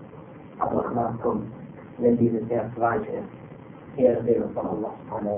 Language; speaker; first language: German; non-native, fluent; Arabic